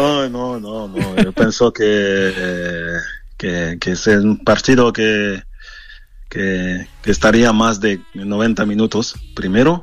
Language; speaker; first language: Spanish; non-native, fluent; French